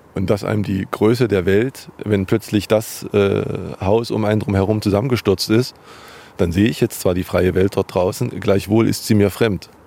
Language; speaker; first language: German; native; German